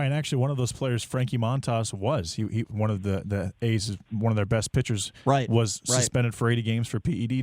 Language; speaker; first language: English; native; English